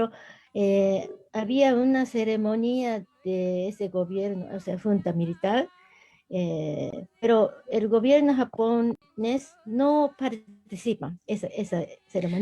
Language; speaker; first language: Spanish; non-native, learner; Japanese